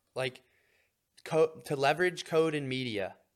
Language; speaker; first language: English; native; English